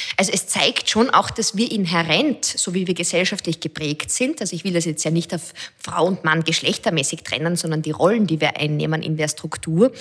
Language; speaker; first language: German; native; German